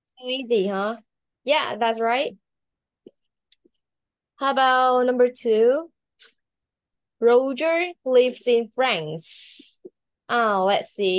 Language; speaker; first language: English; non-native, learner; Vietnamese